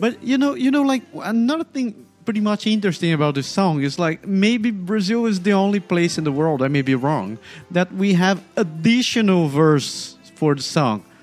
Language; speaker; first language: English; non-native, fluent; Portuguese